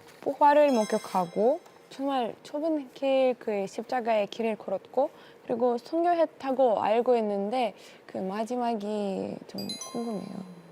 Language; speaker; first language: Korean; non-native, fluent; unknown